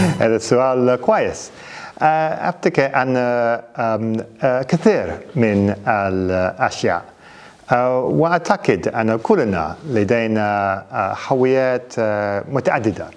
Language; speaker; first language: Arabic; non-native, fluent; English